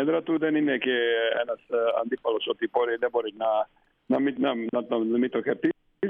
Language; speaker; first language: Greek; non-native, fluent; Slovenian